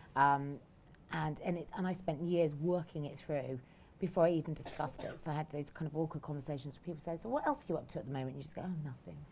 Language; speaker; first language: English; native; English